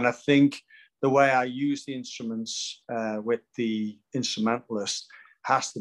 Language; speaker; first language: English; native; English